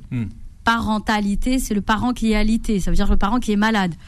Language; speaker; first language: French; native; French